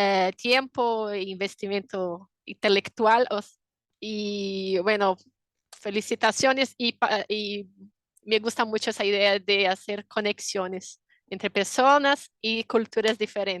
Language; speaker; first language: Spanish; non-native, fluent; Portuguese